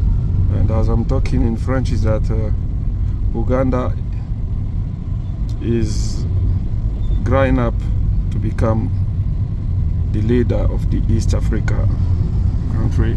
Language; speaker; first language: English; non-native, learner; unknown